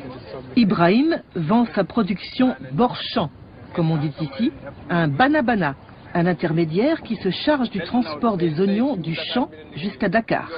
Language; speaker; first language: French; native; French